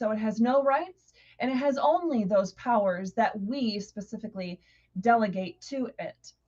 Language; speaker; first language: English; native; English